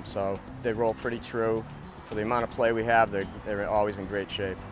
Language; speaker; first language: English; native; English